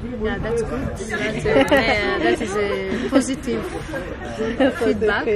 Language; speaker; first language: English; non-native, local second language; Kinyarwanda